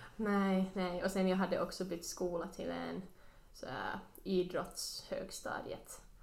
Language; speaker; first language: Swedish; non-native, local second language; Finnish